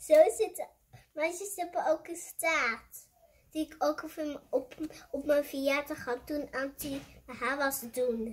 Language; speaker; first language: Dutch; early bilingual, other home language; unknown